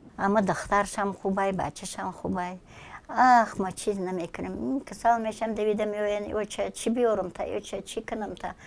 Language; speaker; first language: Tajik; non-native, local second language; Russian